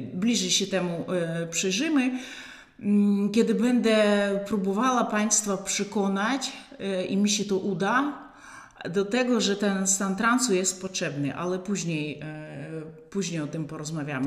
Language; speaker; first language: Polish; non-native, fluent; Russian